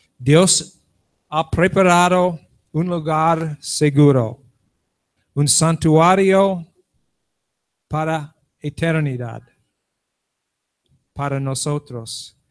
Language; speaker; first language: Spanish; non-native, learner; English